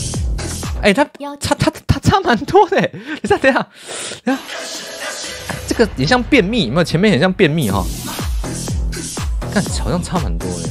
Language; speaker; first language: Chinese; native; Chinese